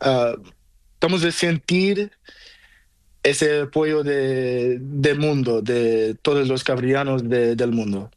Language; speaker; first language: Spanish; non-native, learner; Portuguese